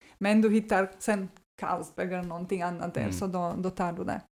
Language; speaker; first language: Swedish; non-native, fluent; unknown